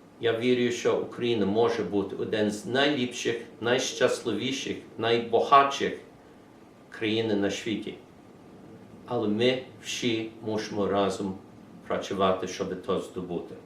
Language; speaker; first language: Ukrainian; early bilingual, heritage; English